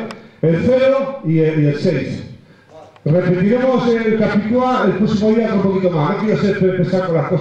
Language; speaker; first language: Spanish; native; Spanish